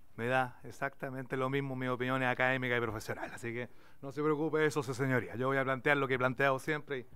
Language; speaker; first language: Spanish; native; Spanish